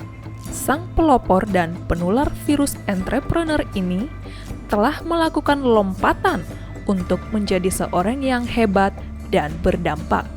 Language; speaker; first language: Indonesian; native; Indonesian